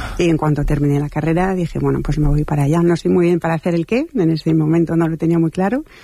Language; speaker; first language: Spanish; non-native, fluent; French